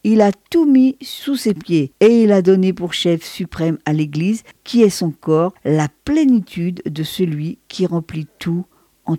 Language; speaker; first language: French; native; French